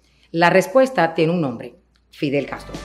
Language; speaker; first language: Spanish; native; Spanish